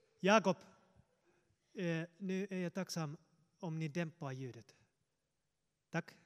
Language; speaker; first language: Swedish; non-native, fluent; Finnish